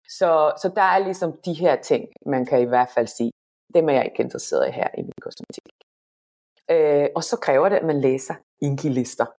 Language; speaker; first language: Danish; non-native, fluent; Finnish